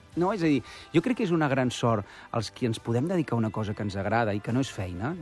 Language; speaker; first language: Catalan; native; Catalan